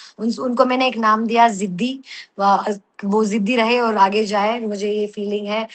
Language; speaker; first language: Hindi; non-native, local second language; Telugu